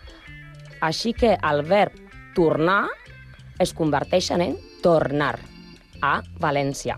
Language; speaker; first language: Catalan; non-native, learner; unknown